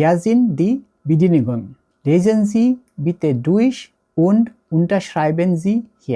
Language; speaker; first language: German; non-native, learner; Bangla